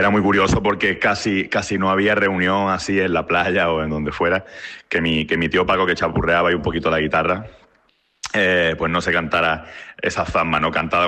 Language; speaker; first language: Spanish; native; Spanish